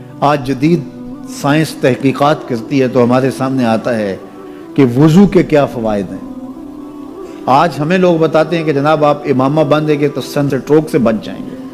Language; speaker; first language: Urdu; non-native, local second language; Punjabi